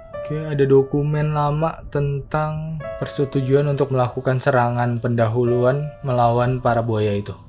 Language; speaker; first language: Indonesian; native; Indonesian